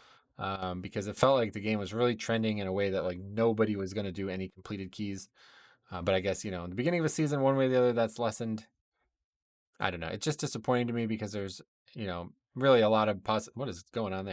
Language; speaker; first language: English; native; English